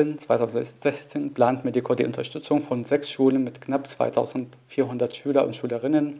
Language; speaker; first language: German; non-native, fluent; Arabic